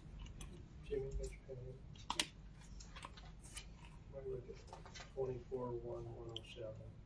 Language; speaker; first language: English; native; English